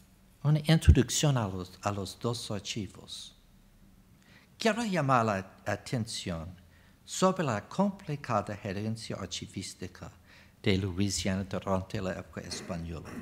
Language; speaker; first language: Spanish; non-native, fluent; English